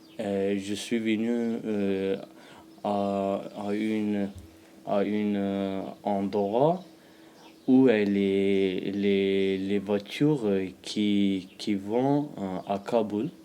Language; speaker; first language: French; non-native, learner; Pashto